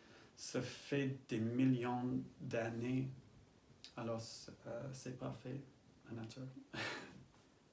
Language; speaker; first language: French; non-native, learner; English